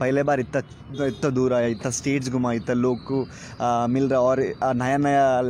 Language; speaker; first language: Hindi; non-native, local second language; Telugu